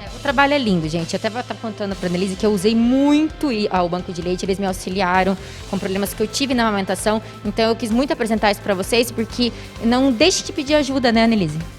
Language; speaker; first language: Portuguese; native; Portuguese